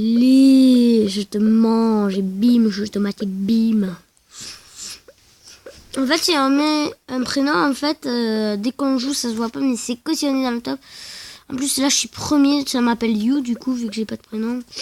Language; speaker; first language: French; native; French